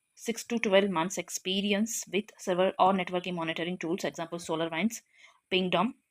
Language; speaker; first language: English; non-native, local second language; Kannada